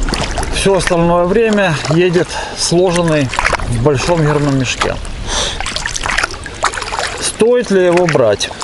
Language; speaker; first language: Russian; native; Russian